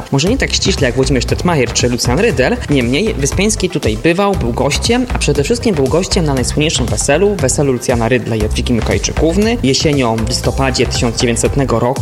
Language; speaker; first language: Polish; native; Polish